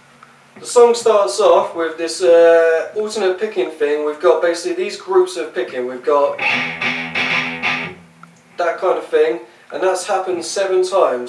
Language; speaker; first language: English; native; English